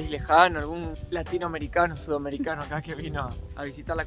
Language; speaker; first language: Spanish; native; Spanish